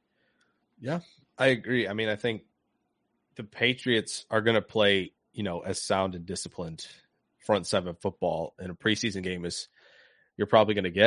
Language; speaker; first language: English; native; English